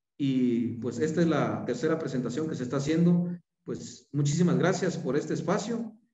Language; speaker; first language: Spanish; non-native, local second language; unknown